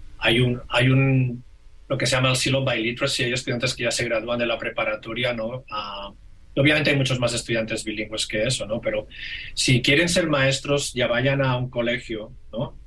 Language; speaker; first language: Spanish; non-native, local second language; Catalan